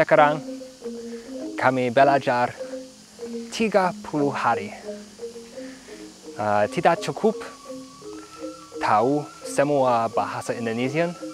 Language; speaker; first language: Indonesian; non-native, learner; English